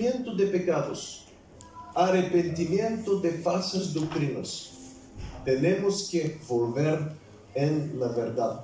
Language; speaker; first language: Spanish; non-native, fluent; Bulgarian